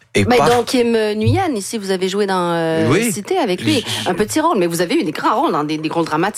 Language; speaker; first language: French; native; French